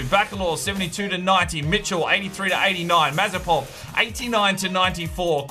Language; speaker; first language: English; native; English